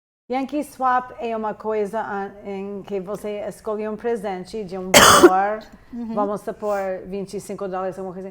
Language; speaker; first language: Portuguese; non-native, fluent; English